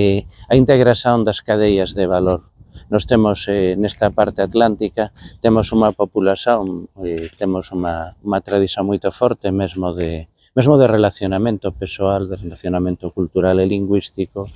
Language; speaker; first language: Galician; native; Galician